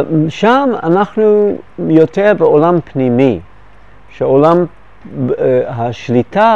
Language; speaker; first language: Hebrew; non-native, fluent; English